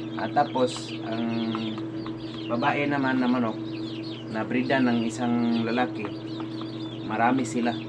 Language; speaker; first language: Filipino; non-native, local second language; Cebuano